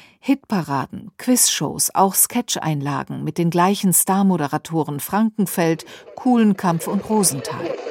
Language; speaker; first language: German; native; German